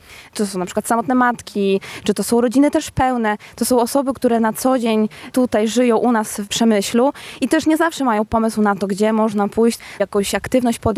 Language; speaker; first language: Polish; native; Polish